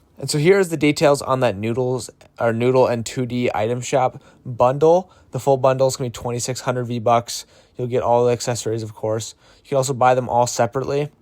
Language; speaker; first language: English; native; English